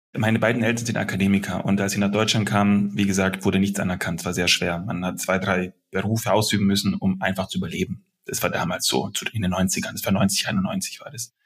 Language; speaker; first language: German; early bilingual, other home language; Serbian